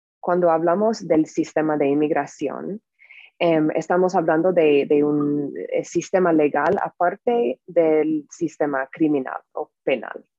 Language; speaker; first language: Spanish; non-native, fluent; English